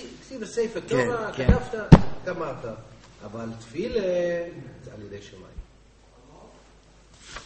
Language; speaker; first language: Hebrew; non-native, learner; English